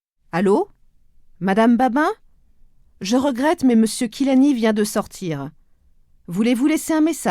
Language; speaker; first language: French; native; French